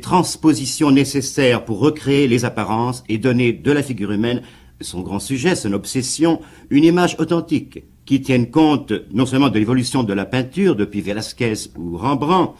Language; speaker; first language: French; native; French